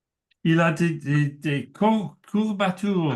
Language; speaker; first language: French; non-native, learner; English